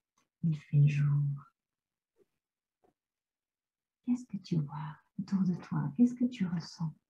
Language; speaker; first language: French; native; French